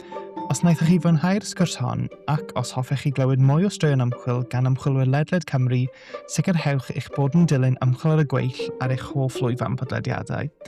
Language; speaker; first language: Welsh; native; Welsh